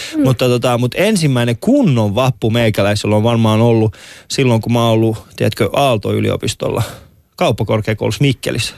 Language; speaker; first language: Finnish; early bilingual, other home language; Persian